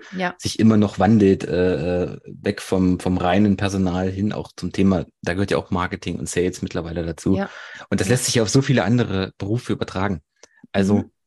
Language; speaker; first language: German; native; German